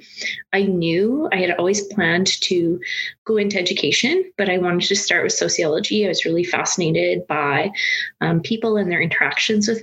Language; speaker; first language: English; native; English